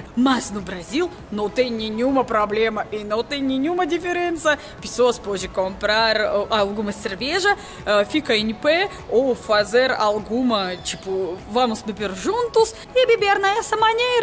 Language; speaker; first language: Portuguese; non-native, learner; Russian